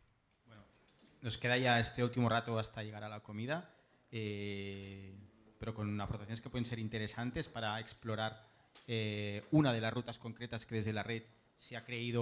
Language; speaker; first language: Spanish; native; Spanish